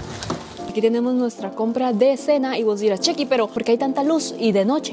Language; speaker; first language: Spanish; native; Spanish